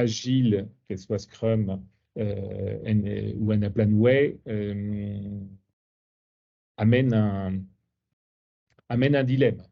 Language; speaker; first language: French; native; French